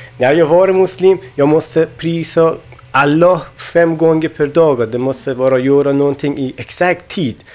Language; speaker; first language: Swedish; non-native, learner; Persian